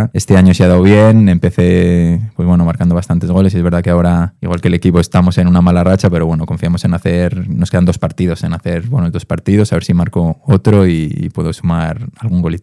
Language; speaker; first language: Spanish; native; Spanish